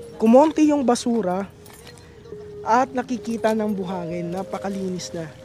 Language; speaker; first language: Filipino; native; Filipino